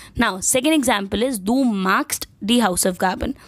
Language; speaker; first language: German; non-native, fluent; Hindi